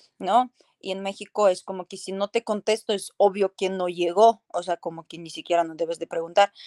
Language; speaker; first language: Spanish; non-native, fluent; Ukrainian